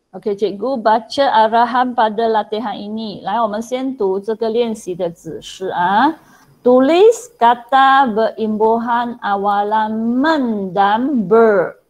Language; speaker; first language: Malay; non-native, local second language; Chinese